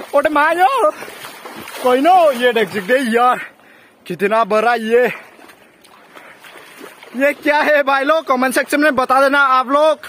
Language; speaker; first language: Hindi; non-native, local second language; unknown